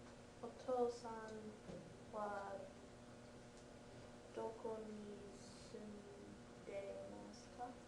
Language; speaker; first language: Japanese; non-native, learner; English